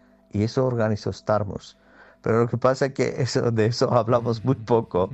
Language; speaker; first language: Spanish; non-native, fluent; Armenian